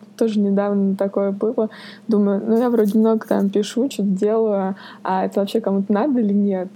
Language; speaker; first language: Russian; native; Russian